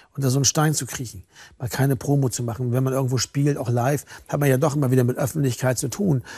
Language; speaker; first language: German; native; German